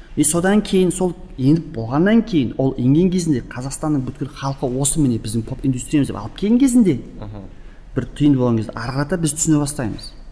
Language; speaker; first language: Kazakh; early bilingual, heritage; Kazakh